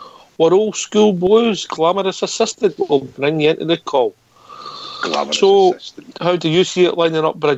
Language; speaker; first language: English; native; English